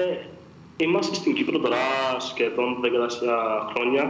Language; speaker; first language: Greek; early bilingual, other home language; English